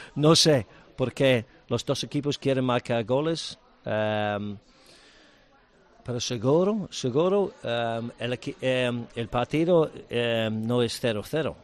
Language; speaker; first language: Spanish; non-native, learner; English